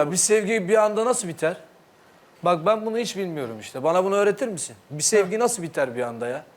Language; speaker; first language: Turkish; native; Turkish